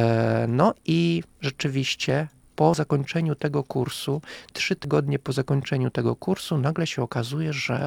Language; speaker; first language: Polish; non-native, fluent; Russian